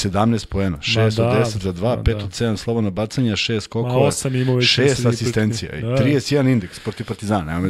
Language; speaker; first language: Serbian; native; Serbian